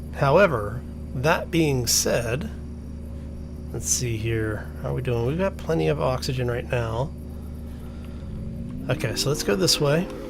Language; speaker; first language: English; native; English